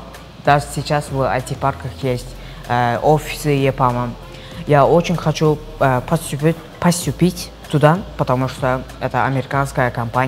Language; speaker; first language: Russian; non-native, local second language; Uzbek